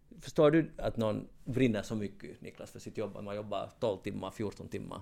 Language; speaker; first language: Swedish; native; Swedish